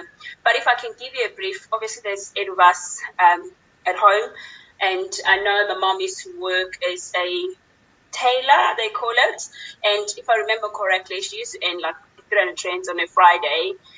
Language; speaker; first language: English; non-native, local second language; Zulu